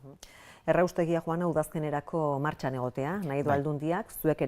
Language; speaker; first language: Basque; native; Basque